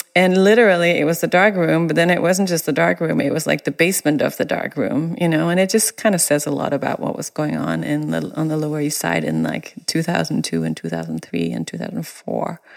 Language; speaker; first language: English; non-native, fluent; Danish